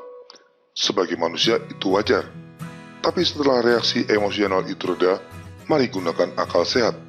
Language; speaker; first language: Indonesian; native; Indonesian